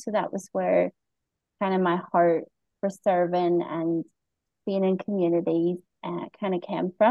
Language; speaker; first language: English; native; English